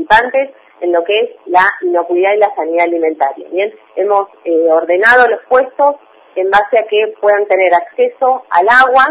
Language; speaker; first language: Spanish; native; Spanish